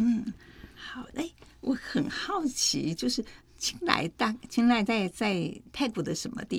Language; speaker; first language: Chinese; native; Chinese